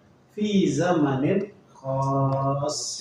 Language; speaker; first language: Arabic; non-native, fluent; Indonesian